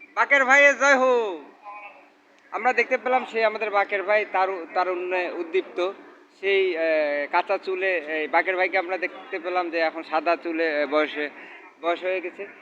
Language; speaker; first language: Bangla; native; Bangla